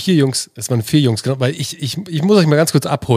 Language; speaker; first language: German; native; German